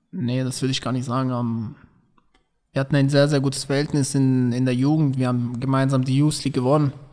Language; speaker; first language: German; native; German